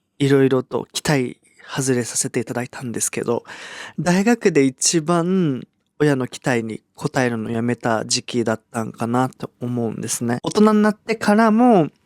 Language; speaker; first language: Japanese; early bilingual, other home language; Portuguese